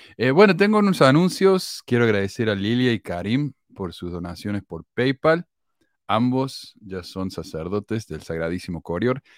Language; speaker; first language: Spanish; native; Spanish